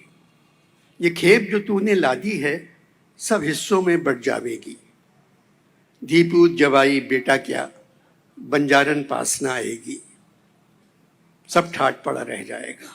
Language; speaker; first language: Urdu; native; Urdu